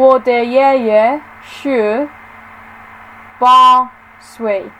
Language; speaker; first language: Chinese; non-native, learner; English